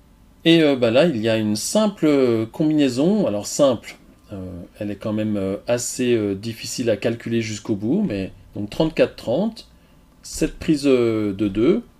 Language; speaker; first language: French; native; French